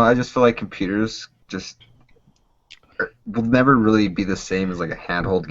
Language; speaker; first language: English; native; English